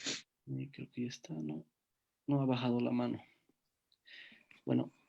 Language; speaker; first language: Spanish; native; Spanish